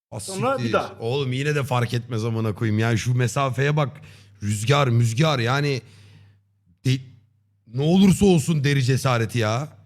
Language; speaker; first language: Turkish; native; Turkish